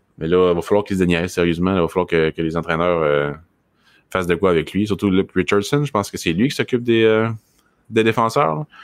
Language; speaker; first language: French; native; French